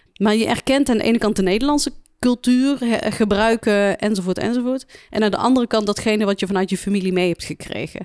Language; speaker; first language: Dutch; early bilingual, other home language; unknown